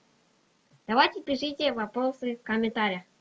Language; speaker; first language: Russian; non-native, local second language; Kazakh